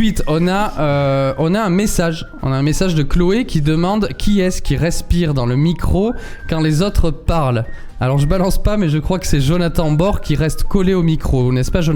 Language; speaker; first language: French; native; French